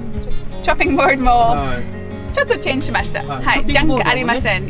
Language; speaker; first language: Japanese; non-native, learner; English